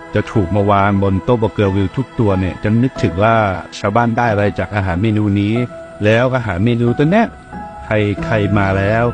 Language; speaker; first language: Thai; native; Thai